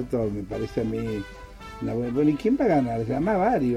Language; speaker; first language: Spanish; native; Spanish